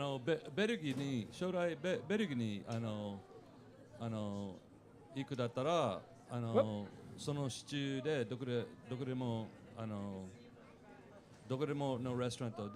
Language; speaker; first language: Japanese; non-native, learner; English